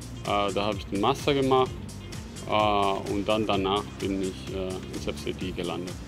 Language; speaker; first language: German; non-native, fluent; Spanish